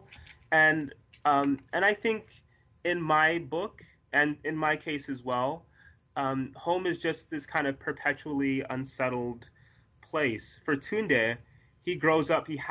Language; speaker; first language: English; native; English